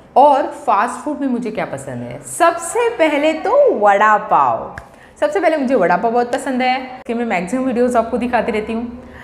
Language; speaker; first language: Hindi; non-native, local second language; Marathi